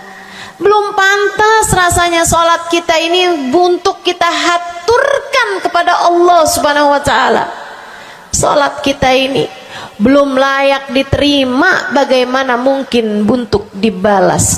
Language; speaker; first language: Indonesian; native; Indonesian